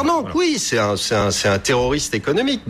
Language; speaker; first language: French; native; French